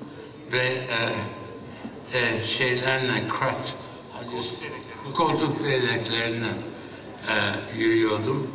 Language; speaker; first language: Turkish; early bilingual, heritage; Turkish